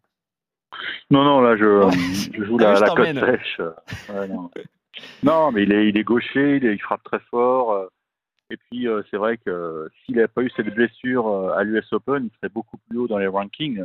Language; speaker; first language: French; native; French